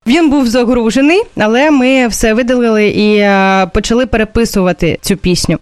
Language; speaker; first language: Ukrainian; non-native, fluent; Russian